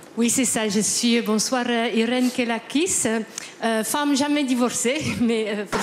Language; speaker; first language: French; non-native, fluent; Dutch